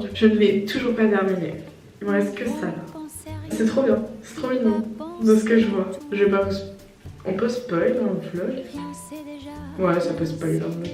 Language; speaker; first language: French; native; French